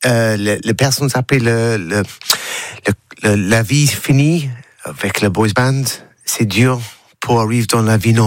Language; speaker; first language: French; non-native, learner; English